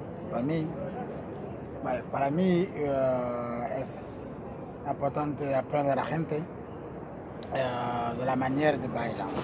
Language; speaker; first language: Spanish; non-native, learner; Portuguese